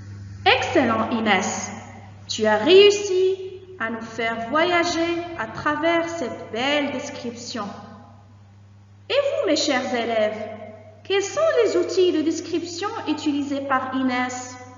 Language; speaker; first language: French; non-native, local second language; Arabic